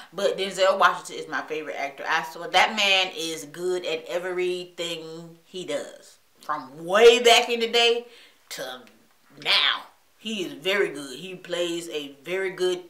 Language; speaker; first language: English; native; English